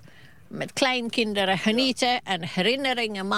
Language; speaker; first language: Dutch; non-native, fluent; Finnish